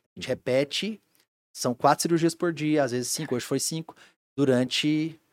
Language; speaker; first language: Portuguese; native; Portuguese